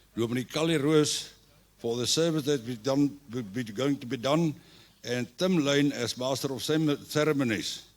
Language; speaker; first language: English; non-native, local second language; Afrikaans